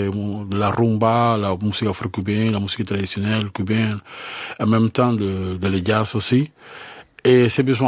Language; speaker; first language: French; non-native, learner; Spanish